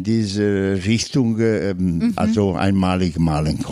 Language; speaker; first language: German; non-native, fluent; Italian